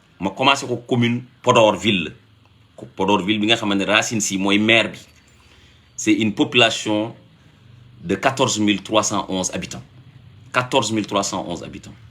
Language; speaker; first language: Wolof; non-native, local second language; Fula